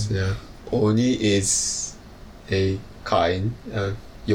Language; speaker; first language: English; non-native, learner; Japanese